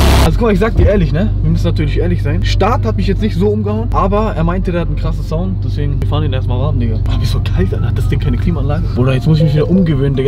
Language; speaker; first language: German; native; German